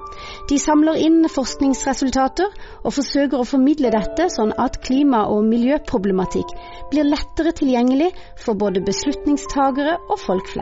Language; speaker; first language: Norwegian; native; Norwegian